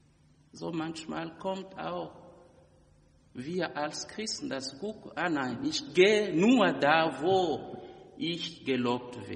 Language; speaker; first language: German; non-native, fluent; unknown